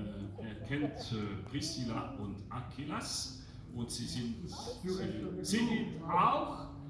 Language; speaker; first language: German; non-native, local second language; French